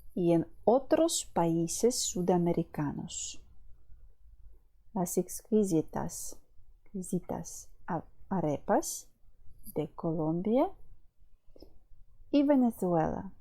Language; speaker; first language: Spanish; non-native, fluent; Ukrainian